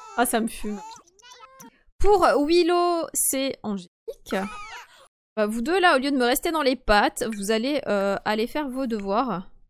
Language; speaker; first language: French; early bilingual, other home language; Polish